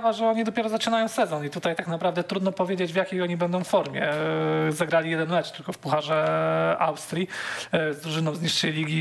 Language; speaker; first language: Polish; native; Polish